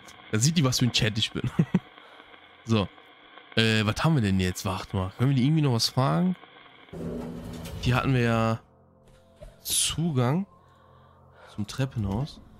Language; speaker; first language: German; native; German